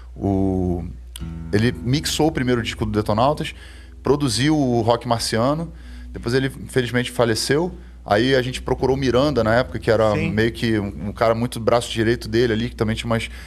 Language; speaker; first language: Portuguese; native; Portuguese